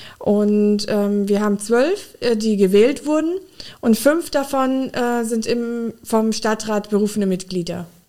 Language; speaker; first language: German; early bilingual, other home language; Urdu